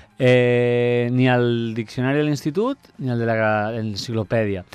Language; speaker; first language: Catalan; native; Catalan